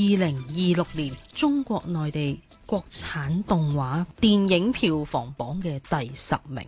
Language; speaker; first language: Cantonese; native; Cantonese